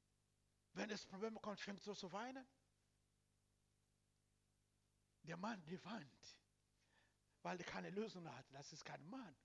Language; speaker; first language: German; non-native, learner; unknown